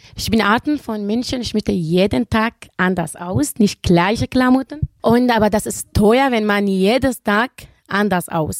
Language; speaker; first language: German; non-native, learner; Arabic